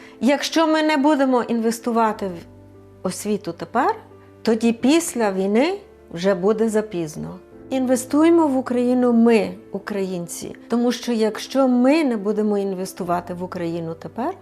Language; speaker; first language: Ukrainian; early bilingual, heritage; Ukrainian